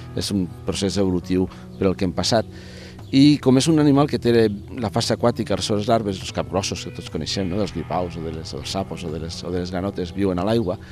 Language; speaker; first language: Catalan; native; Catalan